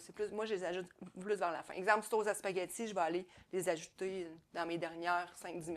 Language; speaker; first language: French; native; French